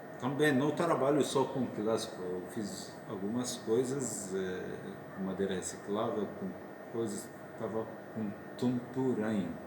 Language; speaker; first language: Portuguese; non-native, learner; Arabic